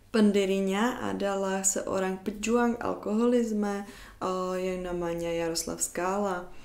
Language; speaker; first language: Indonesian; non-native, fluent; Czech